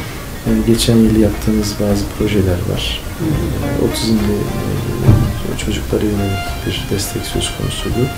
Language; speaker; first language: Turkish; native; Turkish